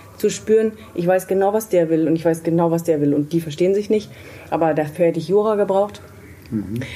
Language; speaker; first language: German; native; German